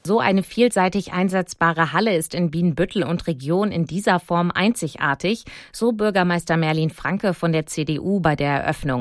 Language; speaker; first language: German; native; German